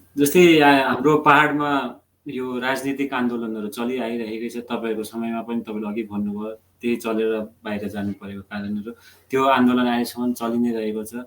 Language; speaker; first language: Nepali; native; Nepali